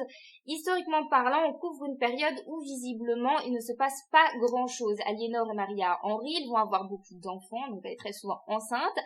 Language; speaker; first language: French; native; French